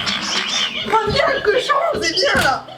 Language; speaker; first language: French; native; French